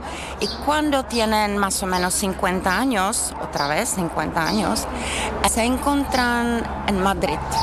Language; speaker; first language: Spanish; non-native, learner; Czech